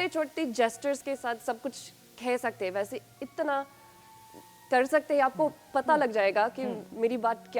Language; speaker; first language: Hindi; non-native, learner; English